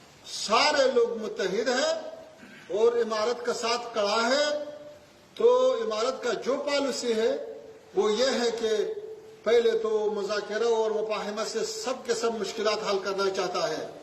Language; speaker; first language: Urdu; non-native, fluent; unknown